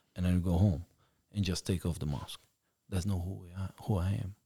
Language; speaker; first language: English; non-native, fluent; Romanian